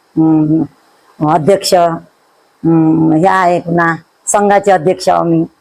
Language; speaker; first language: Marathi; native; Marathi